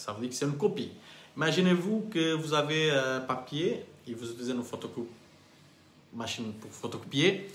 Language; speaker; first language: French; non-native, learner; Portuguese